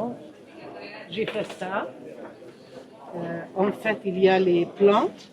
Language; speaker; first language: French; non-native, fluent; Ukrainian